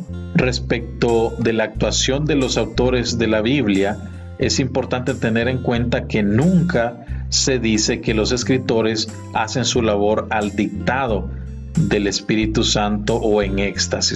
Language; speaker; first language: Spanish; native; Spanish